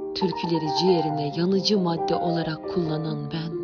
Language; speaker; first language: Turkish; native; Turkish